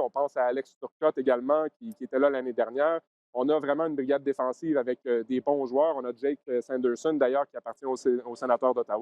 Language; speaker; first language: French; native; French